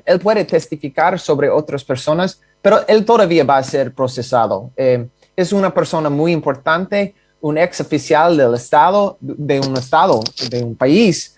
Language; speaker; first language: Spanish; non-native, fluent; English